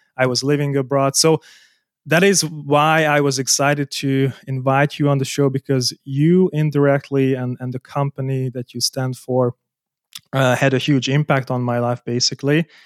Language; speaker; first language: English; non-native, fluent; Hungarian